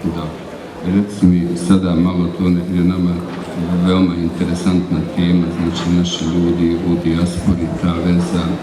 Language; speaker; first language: Bosnian; native; Bosnian